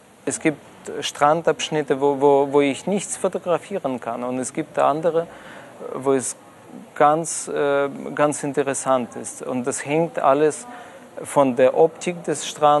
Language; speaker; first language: German; non-native, fluent; Russian